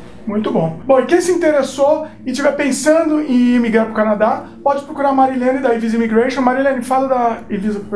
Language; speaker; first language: Portuguese; native; Portuguese